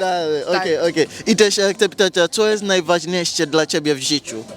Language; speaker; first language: Polish; non-native, learner; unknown